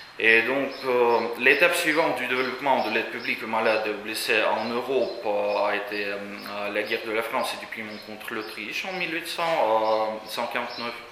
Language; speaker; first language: French; non-native, fluent; Russian